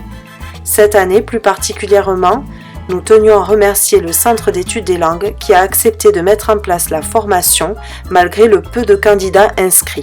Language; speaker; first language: French; native; French